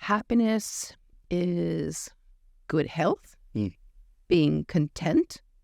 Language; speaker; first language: English; native; English